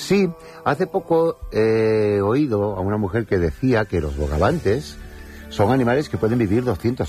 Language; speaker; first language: Spanish; native; Spanish